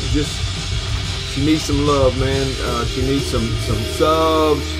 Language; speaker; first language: English; native; English